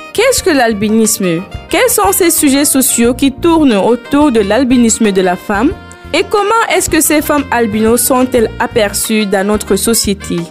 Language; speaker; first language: French; non-native, local second language; Fula